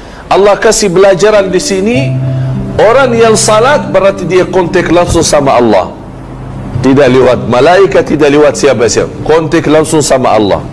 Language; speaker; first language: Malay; non-native, fluent; Arabic